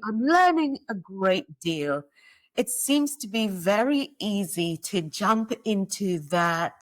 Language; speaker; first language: English; native; English